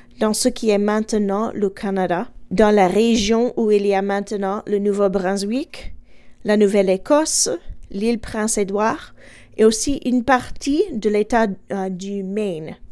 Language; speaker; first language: French; non-native, fluent; English